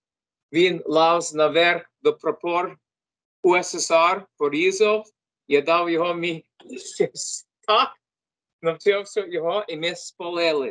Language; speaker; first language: Ukrainian; early bilingual, heritage; Ukrainian